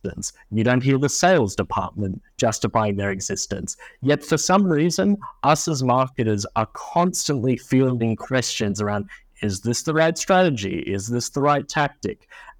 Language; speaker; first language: English; native; English